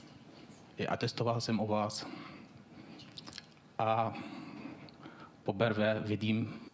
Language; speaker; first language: Czech; non-native, fluent; Arabic